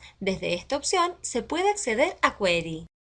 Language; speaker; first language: Spanish; native; Spanish